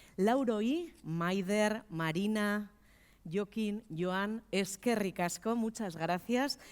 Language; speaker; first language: Spanish; native; Spanish